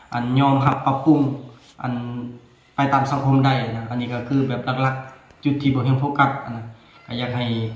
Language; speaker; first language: Lao; non-native, local second language; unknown